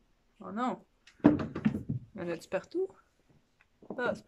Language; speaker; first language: French; native; French